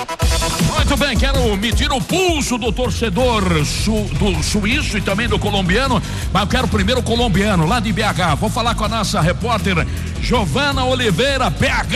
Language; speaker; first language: Portuguese; native; Portuguese